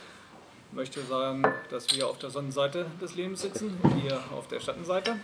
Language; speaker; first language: German; native; German